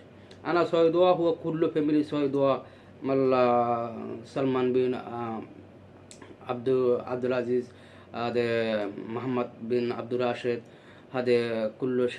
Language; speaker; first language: Arabic; non-native, learner; Bangla